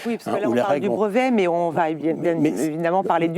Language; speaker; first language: French; native; French